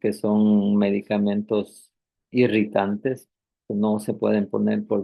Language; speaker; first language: Spanish; native; Spanish